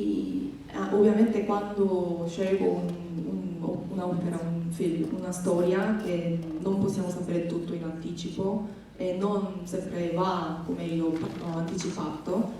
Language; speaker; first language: Italian; non-native, fluent; Korean